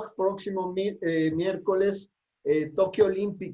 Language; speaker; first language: Spanish; native; Spanish